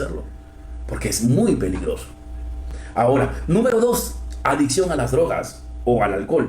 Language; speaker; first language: Spanish; native; Spanish